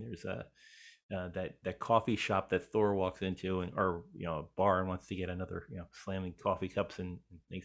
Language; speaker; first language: English; native; English